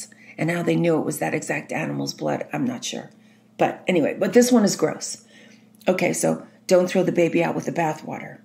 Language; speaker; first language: English; native; English